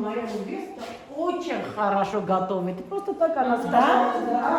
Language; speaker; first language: Russian; non-native, local second language; Armenian